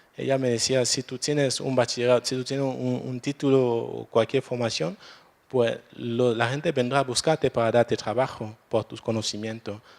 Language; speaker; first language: Spanish; non-native, fluent; French